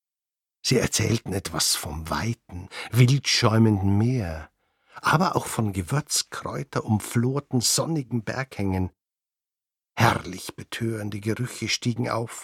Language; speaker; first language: German; native; German